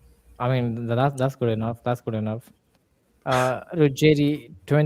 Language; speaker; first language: English; non-native, fluent; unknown